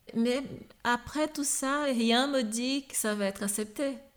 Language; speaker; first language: French; non-native, fluent; Portuguese